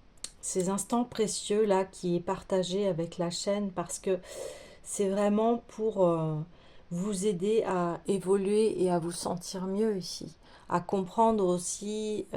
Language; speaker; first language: French; native; French